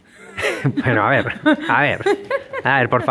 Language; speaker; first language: Spanish; native; Spanish